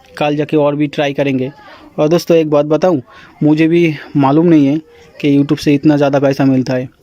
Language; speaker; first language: Hindi; non-native, local second language; Bangla